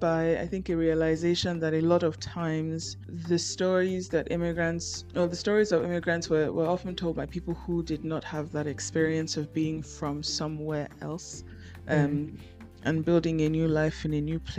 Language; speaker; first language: English; non-native, local second language; Igbo